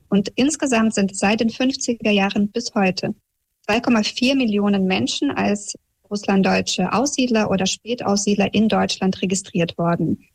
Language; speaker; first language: German; early bilingual, heritage; German